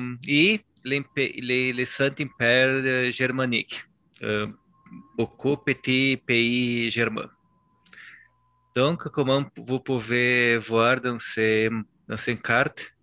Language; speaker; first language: French; non-native, learner; Portuguese